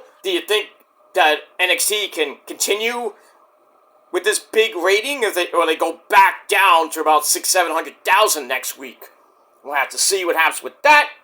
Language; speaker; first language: English; native; English